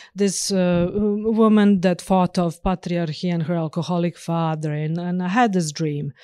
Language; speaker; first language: English; non-native, fluent; Serbian